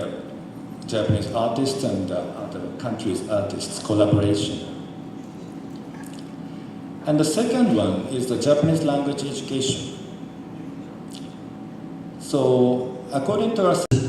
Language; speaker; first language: English; non-native, fluent; Japanese